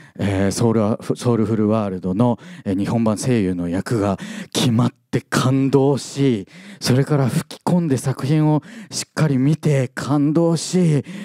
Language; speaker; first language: Japanese; native; Japanese